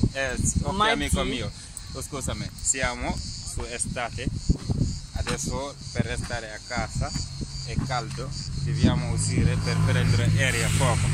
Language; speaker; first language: Italian; non-native, learner; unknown